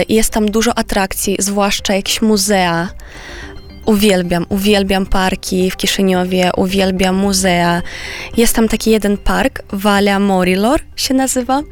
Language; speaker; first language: Polish; non-native, fluent; Romanian